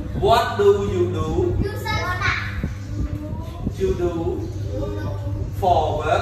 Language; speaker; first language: English; non-native, learner; Khmer